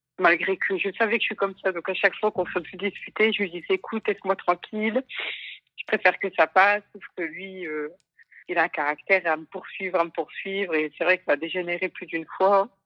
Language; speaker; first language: French; early bilingual, other home language; Wolof